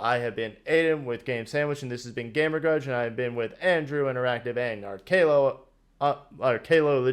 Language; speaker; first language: English; native; English